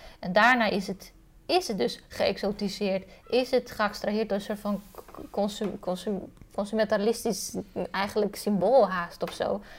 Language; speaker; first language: Dutch; early bilingual, other home language; Romanian